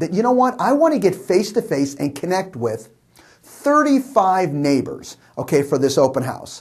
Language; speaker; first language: English; native; English